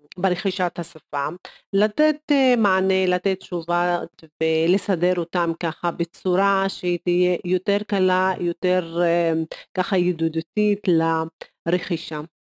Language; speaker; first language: Hebrew; non-native, local second language; Arabic